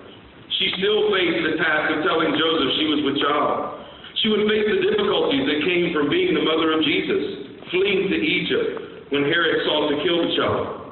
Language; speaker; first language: English; native; English